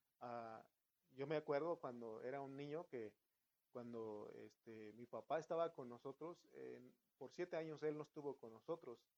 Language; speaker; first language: Spanish; native; Spanish